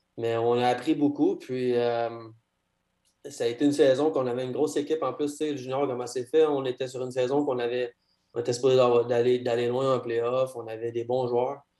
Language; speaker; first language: French; native; French